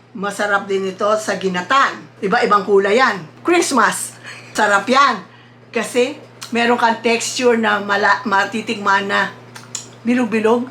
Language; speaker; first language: Filipino; native; Filipino